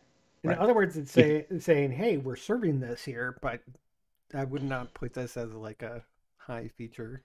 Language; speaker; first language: English; native; English